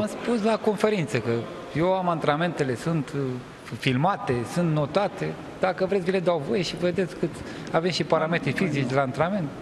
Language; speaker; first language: Romanian; native; Romanian